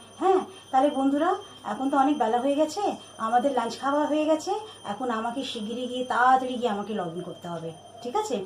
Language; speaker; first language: Bangla; non-native, local second language; Nepali